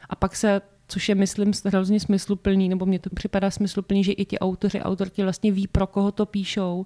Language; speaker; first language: Czech; native; Czech